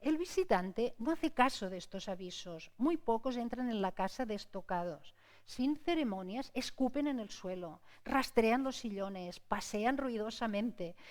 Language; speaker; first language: Spanish; non-native, local second language; Catalan